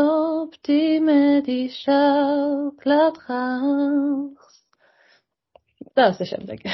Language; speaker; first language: Georgian; non-native, fluent; Swedish